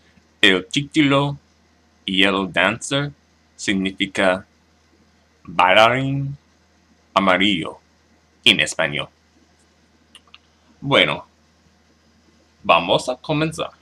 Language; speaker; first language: Spanish; non-native, learner; English